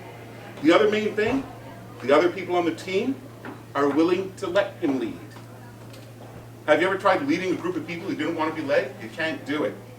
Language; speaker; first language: English; native; English